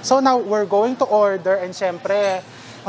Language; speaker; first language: English; non-native, local second language; Filipino